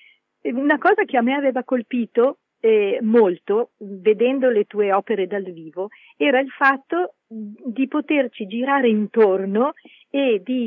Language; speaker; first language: Italian; native; Italian